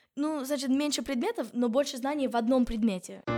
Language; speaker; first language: Russian; non-native, fluent; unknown